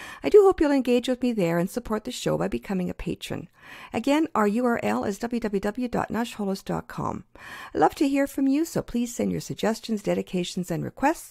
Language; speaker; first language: English; native; English